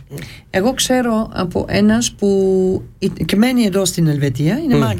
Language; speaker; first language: Greek; early bilingual, heritage; Greek